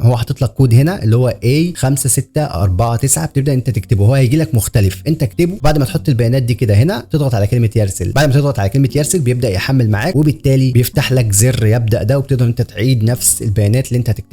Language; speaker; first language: Arabic; native; Arabic